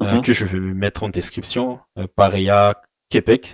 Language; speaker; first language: French; non-native, local second language; Malagasy